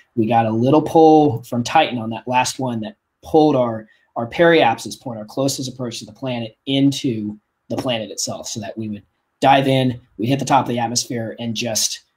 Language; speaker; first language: English; native; English